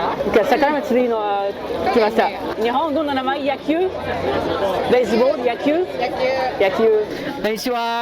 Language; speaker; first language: Japanese; non-native, learner; French